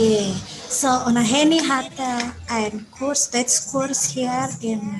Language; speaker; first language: German; non-native, learner; Indonesian